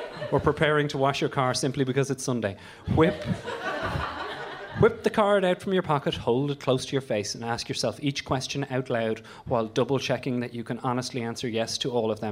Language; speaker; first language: English; native; English